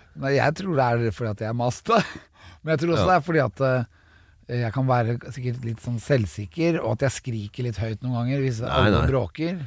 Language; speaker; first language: Norwegian; native; Norwegian